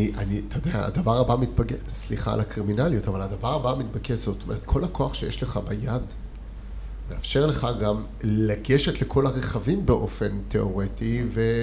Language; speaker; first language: Hebrew; native; Hebrew